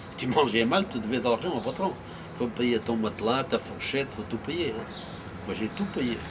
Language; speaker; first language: French; non-native, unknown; Portuguese